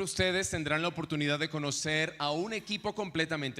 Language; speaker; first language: Spanish; native; Spanish